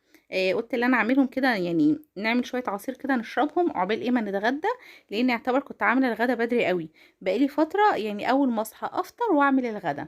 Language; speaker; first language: Arabic; native; Arabic